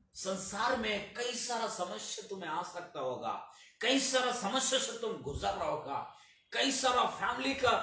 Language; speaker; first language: Hindi; non-native, local second language; Telugu